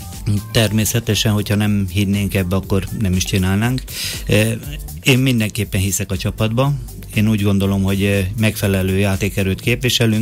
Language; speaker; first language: Hungarian; native; Hungarian